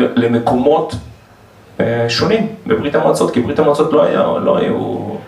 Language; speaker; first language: Hebrew; non-native, fluent; Russian